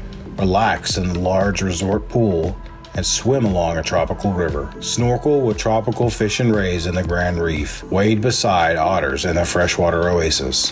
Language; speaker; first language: English; native; English